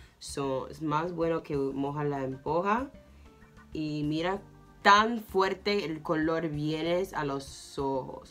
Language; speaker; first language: Spanish; early bilingual, heritage; English